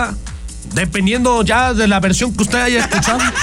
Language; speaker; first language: Spanish; native; Spanish